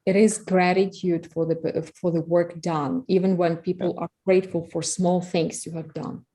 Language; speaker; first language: English; non-native, fluent; Russian